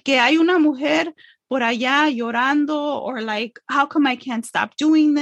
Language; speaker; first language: Spanish; early bilingual, heritage; English